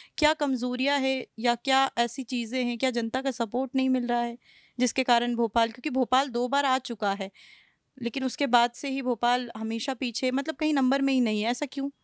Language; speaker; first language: Hindi; native; Hindi